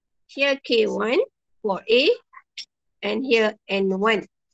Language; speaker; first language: English; non-native, local second language; Malay